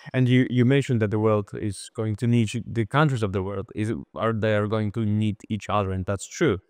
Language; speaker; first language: English; non-native, fluent; Polish